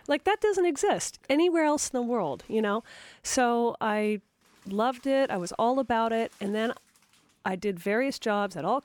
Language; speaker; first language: English; native; English